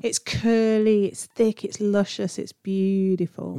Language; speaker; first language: English; native; English